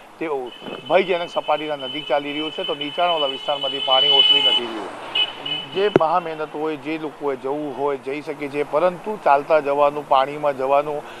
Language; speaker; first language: Gujarati; native; Gujarati